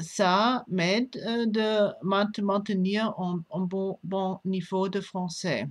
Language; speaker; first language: French; non-native, fluent; German